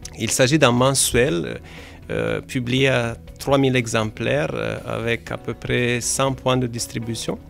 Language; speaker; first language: French; non-native, fluent; Romanian